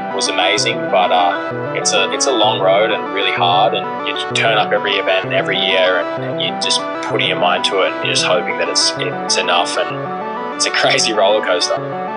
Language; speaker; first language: English; native; English